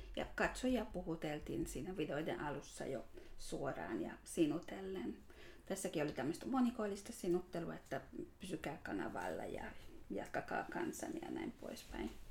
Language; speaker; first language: Finnish; non-native, fluent; Hungarian